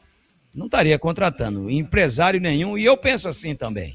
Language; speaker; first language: Portuguese; native; Portuguese